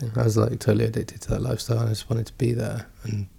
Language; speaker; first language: English; early bilingual, other home language; Gujarati